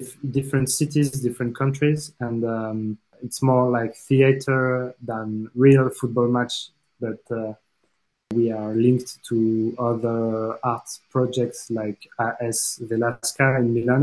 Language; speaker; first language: English; non-native, fluent; French